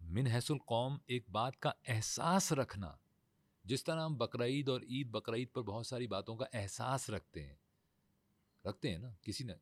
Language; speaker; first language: Urdu; native; Urdu